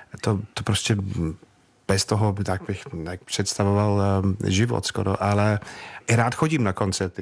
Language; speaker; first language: Czech; non-native, fluent; English